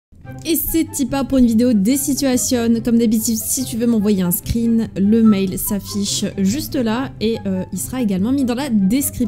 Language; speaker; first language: French; native; French